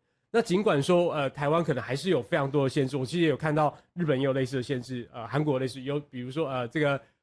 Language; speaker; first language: Chinese; native; Chinese